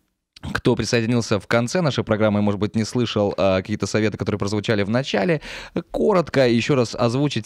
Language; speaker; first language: Russian; native; Russian